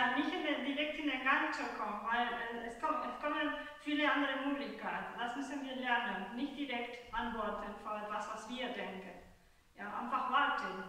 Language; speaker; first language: German; non-native, fluent; Spanish